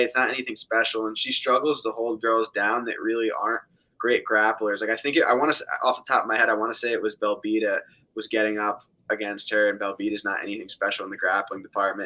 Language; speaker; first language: English; native; English